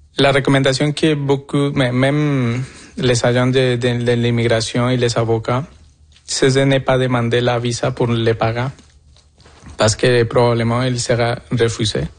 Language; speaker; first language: French; non-native, fluent; Spanish